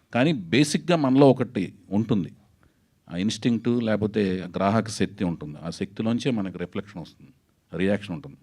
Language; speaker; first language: Telugu; native; Telugu